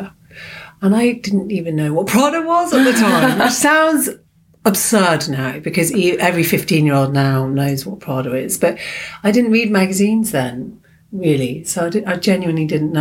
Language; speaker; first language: English; native; English